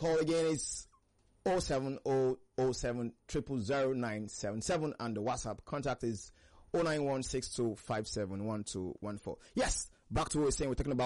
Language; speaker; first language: English; non-native, local second language; Hausa